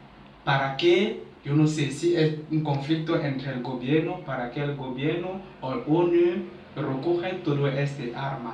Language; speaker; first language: Spanish; non-native, learner; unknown